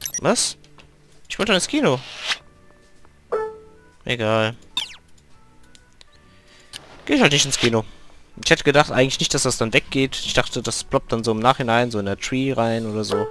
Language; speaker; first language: German; native; German